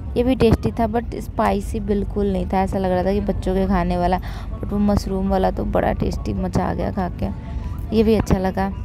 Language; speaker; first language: Hindi; native; Hindi